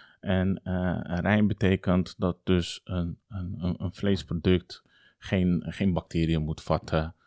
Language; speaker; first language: Dutch; early bilingual, other home language; Turkish